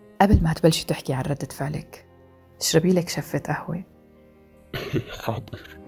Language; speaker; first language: Arabic; native; Arabic